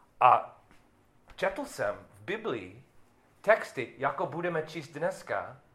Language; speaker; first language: Czech; non-native, learner; English